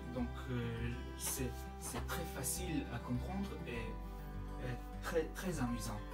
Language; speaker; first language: French; non-native, learner; Mongolian